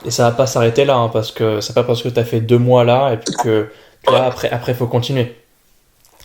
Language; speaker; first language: French; native; French